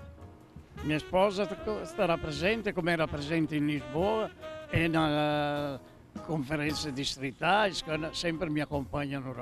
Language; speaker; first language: Portuguese; non-native, fluent; Italian